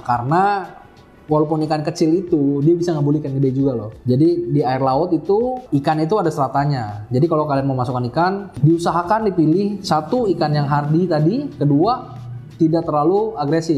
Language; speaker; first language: Indonesian; native; Indonesian